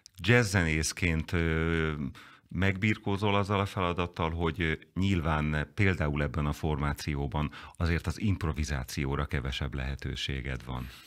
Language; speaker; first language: Hungarian; native; Hungarian